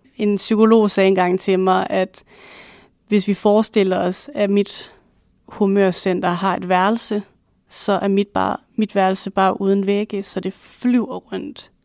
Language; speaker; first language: Danish; native; Danish